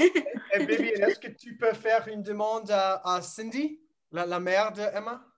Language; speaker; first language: French; non-native, learner; English